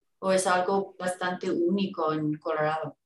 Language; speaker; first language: Spanish; non-native, fluent; English